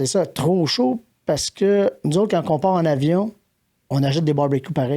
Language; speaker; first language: French; native; French